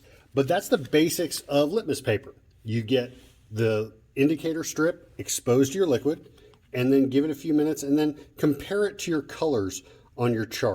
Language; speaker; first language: English; native; English